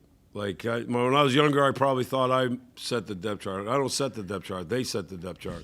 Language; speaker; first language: English; native; English